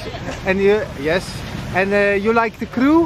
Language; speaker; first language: English; non-native, learner; Dutch